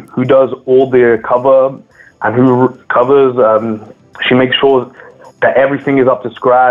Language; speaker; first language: English; native; English